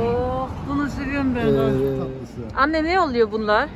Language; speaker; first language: Turkish; non-native, learner; German